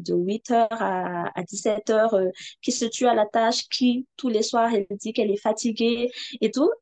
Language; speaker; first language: French; non-native, local second language; Malagasy